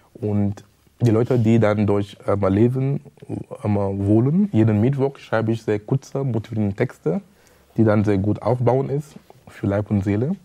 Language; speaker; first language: German; non-native, fluent; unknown